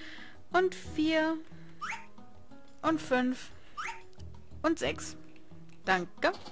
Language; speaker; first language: German; native; German